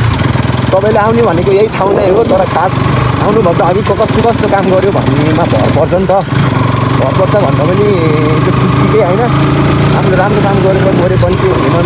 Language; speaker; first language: Nepali; native; Nepali